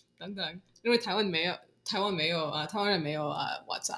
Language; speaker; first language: Chinese; non-native, learner; English